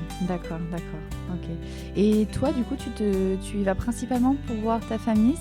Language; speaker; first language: French; native; French